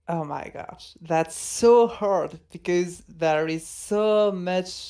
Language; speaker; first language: English; non-native, fluent; French